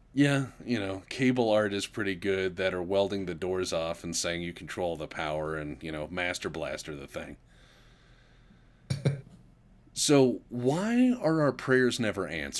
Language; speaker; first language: English; native; English